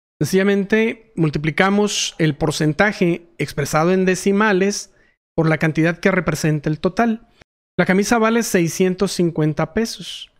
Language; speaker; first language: Spanish; native; Spanish